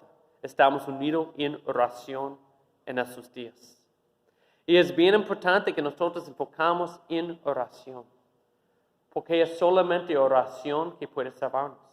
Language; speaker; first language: Spanish; non-native, fluent; English